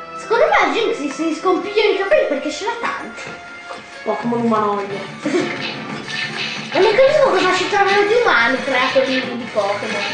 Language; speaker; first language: Italian; native; Italian